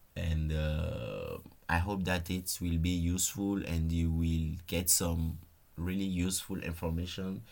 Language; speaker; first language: English; non-native, fluent; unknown